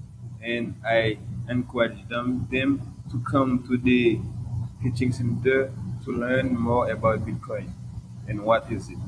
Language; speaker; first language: English; non-native, local second language; Haitian Creole